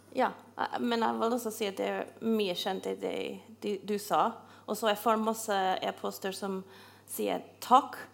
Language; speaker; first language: Norwegian; non-native, fluent; English